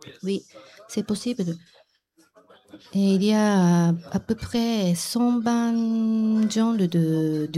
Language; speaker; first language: French; non-native, learner; Japanese